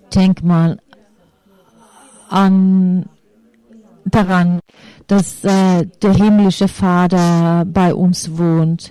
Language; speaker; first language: German; non-native, fluent; Finnish